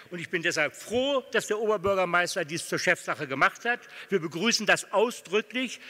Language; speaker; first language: German; native; German